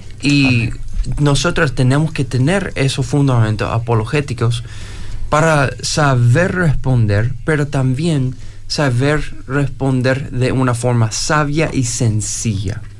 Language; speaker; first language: Spanish; non-native, fluent; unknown